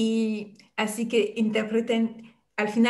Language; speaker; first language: Spanish; non-native, fluent; French